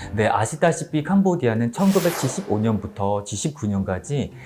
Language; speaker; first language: Korean; non-native, fluent; Khmer